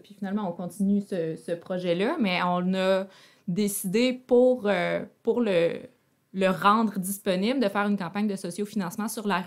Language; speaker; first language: French; native; French